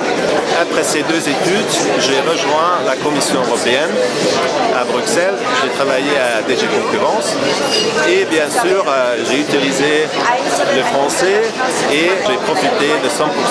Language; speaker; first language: French; non-native, fluent; Hungarian